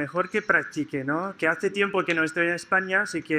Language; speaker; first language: Spanish; native; Spanish